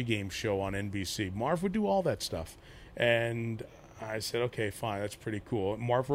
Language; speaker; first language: English; native; English